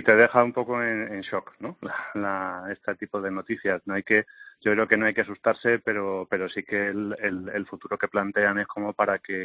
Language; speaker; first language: Spanish; native; Spanish